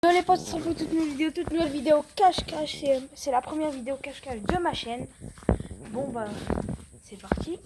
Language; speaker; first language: French; native; French